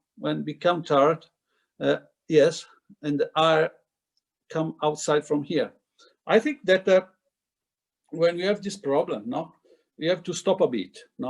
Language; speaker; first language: English; non-native, fluent; Italian